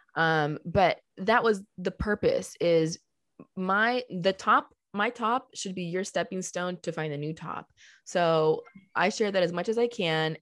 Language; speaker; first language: English; early bilingual, other home language; Spanish